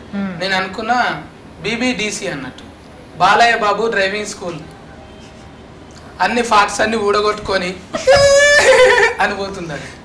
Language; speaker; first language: Telugu; native; Telugu